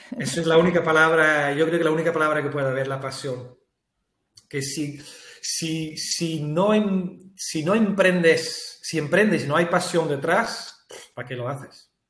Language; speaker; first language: Spanish; non-native, fluent; Dutch